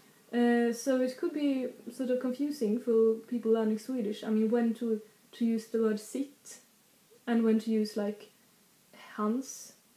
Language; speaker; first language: English; non-native, fluent; Swedish